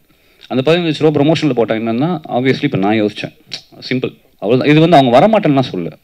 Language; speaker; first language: Tamil; native; Tamil